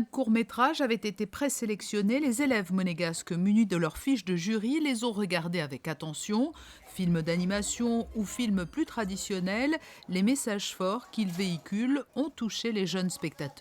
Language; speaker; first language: French; native; French